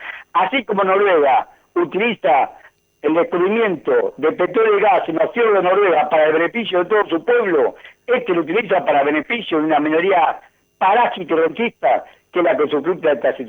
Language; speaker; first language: Spanish; native; Spanish